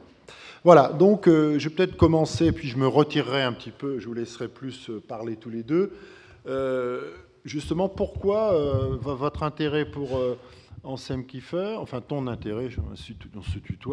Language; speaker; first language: French; native; French